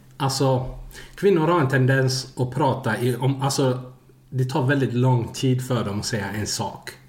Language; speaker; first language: Swedish; early bilingual, other home language; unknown